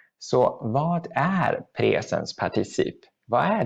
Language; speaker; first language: Swedish; non-native, fluent; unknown